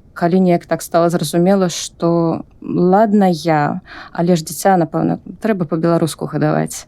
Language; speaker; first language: Belarusian; non-native, local second language; Russian